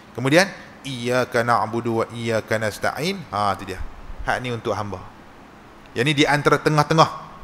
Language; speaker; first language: Malay; native; Malay